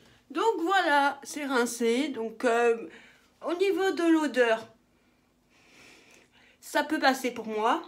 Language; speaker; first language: French; native; French